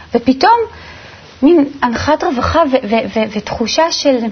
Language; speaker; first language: Hebrew; native; Hebrew